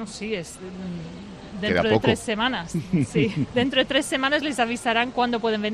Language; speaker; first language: Spanish; non-native, fluent; English